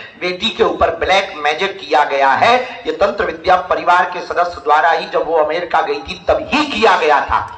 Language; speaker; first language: Hindi; native; Hindi